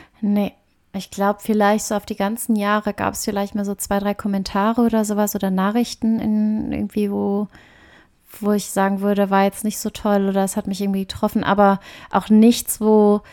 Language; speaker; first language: German; native; German